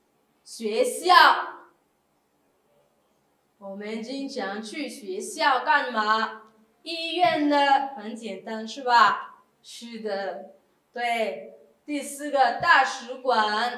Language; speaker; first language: Chinese; non-native, fluent; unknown